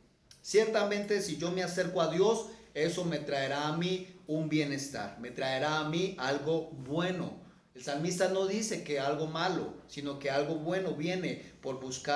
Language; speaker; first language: Spanish; native; Spanish